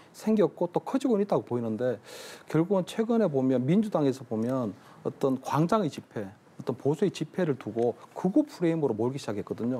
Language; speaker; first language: Korean; native; Korean